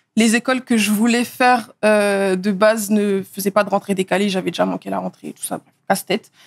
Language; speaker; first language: French; native; French